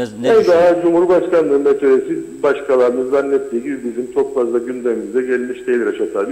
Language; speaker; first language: Turkish; native; Turkish